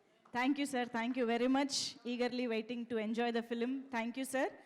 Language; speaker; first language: Telugu; native; Telugu